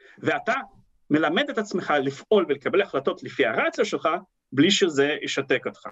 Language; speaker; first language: Hebrew; non-native, fluent; Russian